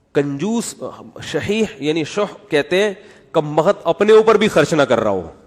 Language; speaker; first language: Urdu; native; Urdu